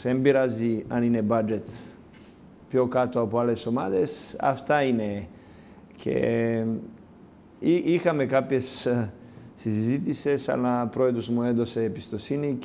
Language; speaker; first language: Greek; non-native, learner; Serbian